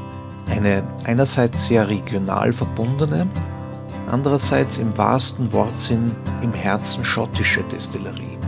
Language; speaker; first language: German; native; German